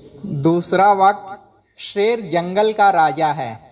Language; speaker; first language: Hindi; native; Hindi